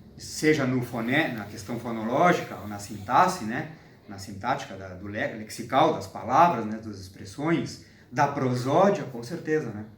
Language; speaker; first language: Portuguese; native; Portuguese